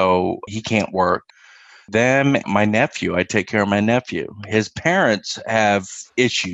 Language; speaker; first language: English; native; English